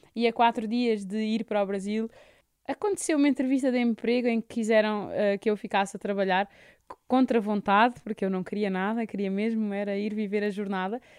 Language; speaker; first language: Portuguese; native; Portuguese